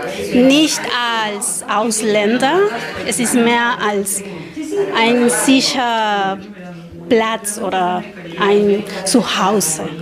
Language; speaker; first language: German; non-native, learner; Spanish